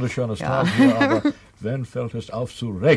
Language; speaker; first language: German; non-native, learner; English